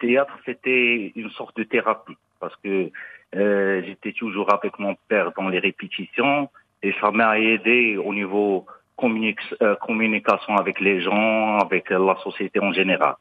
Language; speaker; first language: French; non-native, local second language; Arabic